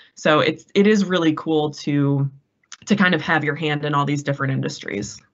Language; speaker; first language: English; native; English